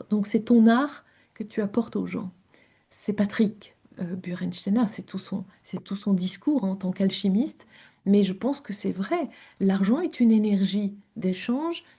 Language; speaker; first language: French; native; French